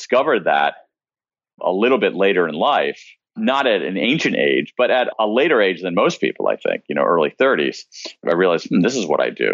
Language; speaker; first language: English; native; English